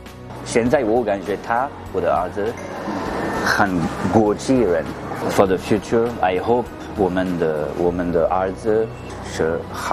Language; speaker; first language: Chinese; non-native, learner; French